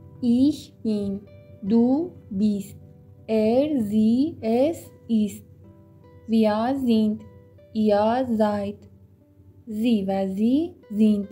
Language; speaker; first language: German; non-native, fluent; Persian